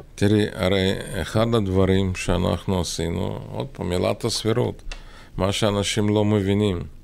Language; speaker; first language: Hebrew; non-native, fluent; Russian